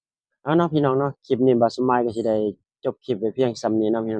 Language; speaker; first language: Thai; non-native, local second language; Northeastern Thai